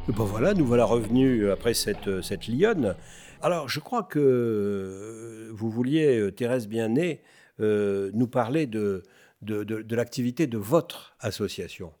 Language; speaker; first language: French; native; French